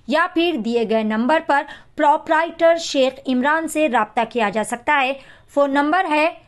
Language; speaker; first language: Urdu; native; Urdu